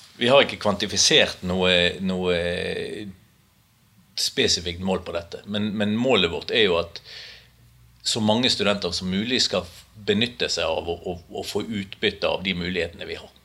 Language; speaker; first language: Norwegian; native; Norwegian